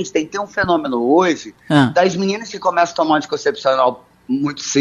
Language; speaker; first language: Portuguese; native; Portuguese